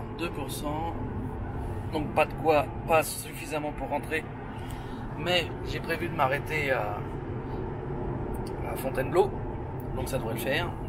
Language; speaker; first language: French; native; French